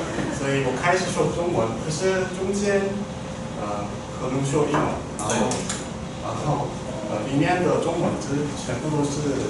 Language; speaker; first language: Chinese; non-native, fluent; Korean